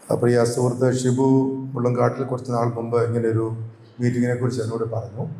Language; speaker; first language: Malayalam; native; Malayalam